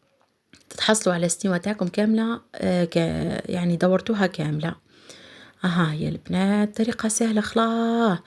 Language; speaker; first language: Arabic; native; Arabic